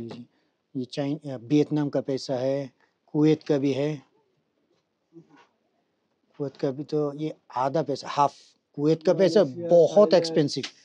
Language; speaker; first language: Hindi; non-native, fluent; Bangla